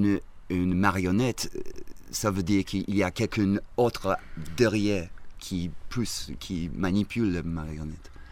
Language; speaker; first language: French; non-native, fluent; English